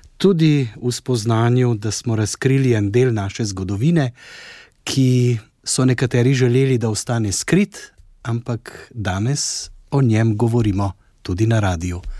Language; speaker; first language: Slovenian; native; Slovenian